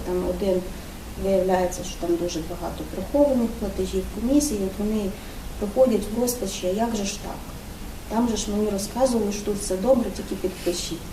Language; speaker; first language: Ukrainian; native; Ukrainian